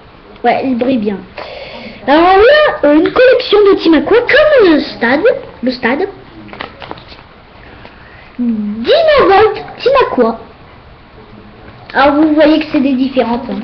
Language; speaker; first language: French; native; French